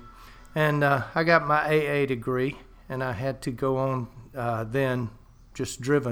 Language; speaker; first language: English; native; English